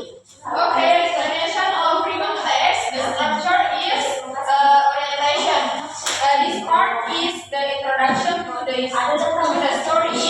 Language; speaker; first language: English; non-native, learner; Indonesian